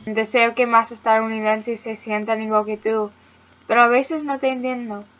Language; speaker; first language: Spanish; non-native, learner; English